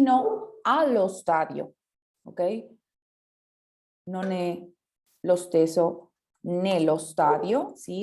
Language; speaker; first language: Italian; non-native, fluent; Spanish